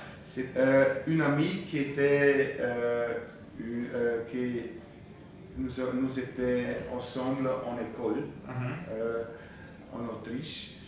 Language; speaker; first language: French; non-native, fluent; German